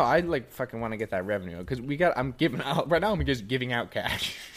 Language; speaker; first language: English; native; English